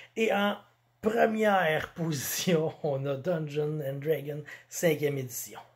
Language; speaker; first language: French; native; French